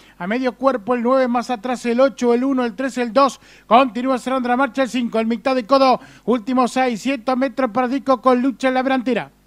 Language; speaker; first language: Spanish; native; Spanish